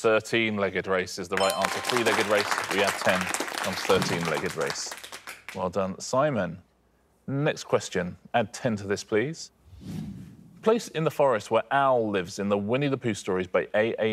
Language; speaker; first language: English; native; English